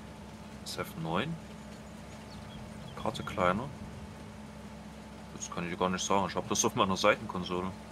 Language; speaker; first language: German; native; German